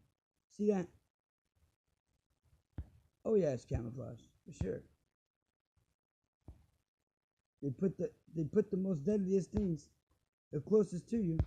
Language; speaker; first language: English; native; English